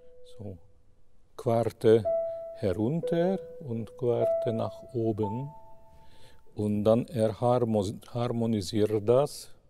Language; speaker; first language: German; non-native, fluent; Hungarian